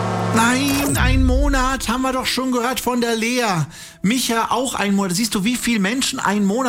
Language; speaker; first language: German; native; German